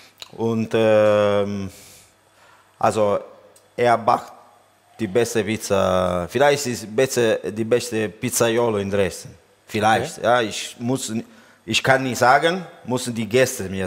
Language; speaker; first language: German; non-native, learner; Italian